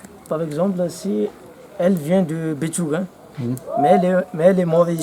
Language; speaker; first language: French; non-native, local second language; Malagasy